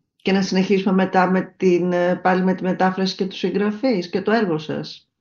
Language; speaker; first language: Greek; native; Greek